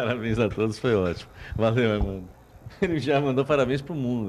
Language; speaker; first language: Portuguese; native; Portuguese